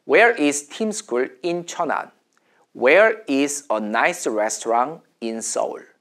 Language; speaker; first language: English; non-native, fluent; Korean